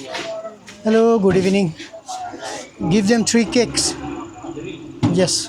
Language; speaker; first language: English; non-native, fluent; Bangla